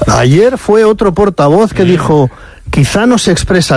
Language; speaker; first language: Spanish; native; Spanish